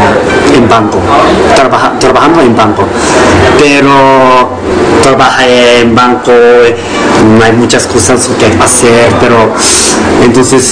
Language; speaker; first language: Spanish; non-native, learner; Japanese